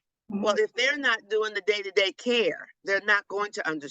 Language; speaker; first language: English; native; English